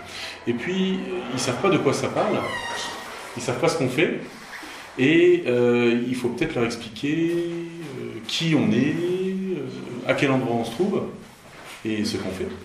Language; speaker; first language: French; native; French